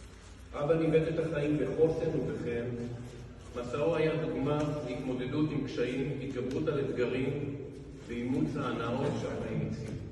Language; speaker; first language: Hebrew; native; Hebrew